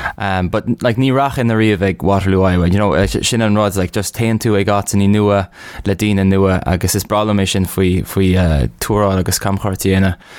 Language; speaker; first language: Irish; non-native, local second language; English